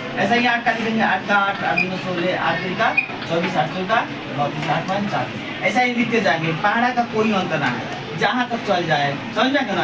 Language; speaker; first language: Hindi; native; Hindi